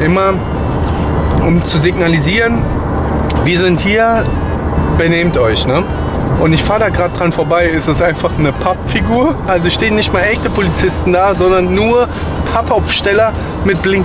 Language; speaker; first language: German; native; German